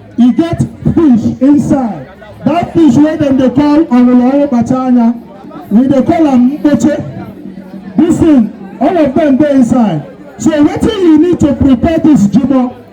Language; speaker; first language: Nigerian Pidgin; non-native, local second language; Igbo